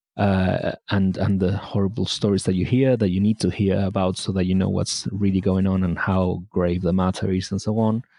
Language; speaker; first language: English; non-native, fluent; Spanish